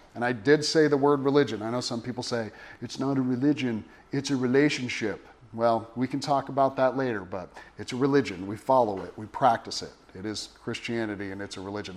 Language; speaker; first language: English; native; English